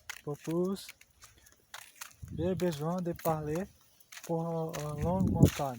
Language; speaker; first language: French; non-native, learner; Portuguese